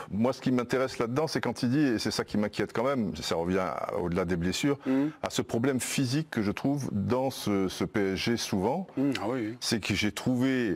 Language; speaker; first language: French; native; French